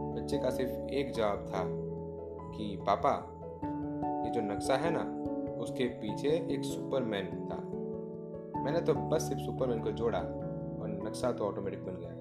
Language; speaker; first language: Hindi; non-native, local second language; Gujarati